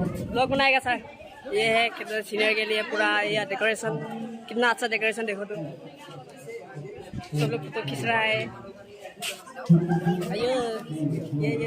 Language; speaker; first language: Hindi; non-native, local second language; Assamese